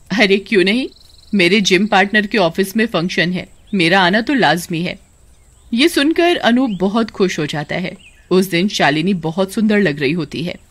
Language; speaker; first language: Hindi; native; Hindi